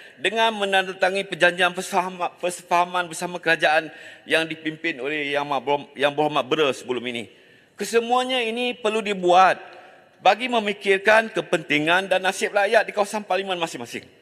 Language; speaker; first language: Malay; native; Malay